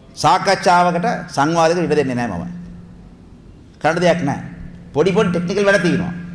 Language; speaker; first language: Sinhala; non-native, local second language; Tamil